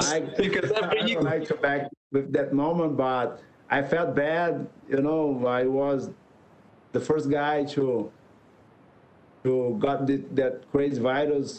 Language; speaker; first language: English; non-native, learner; Portuguese